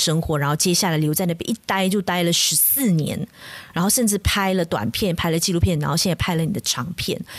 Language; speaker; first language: Chinese; native; Chinese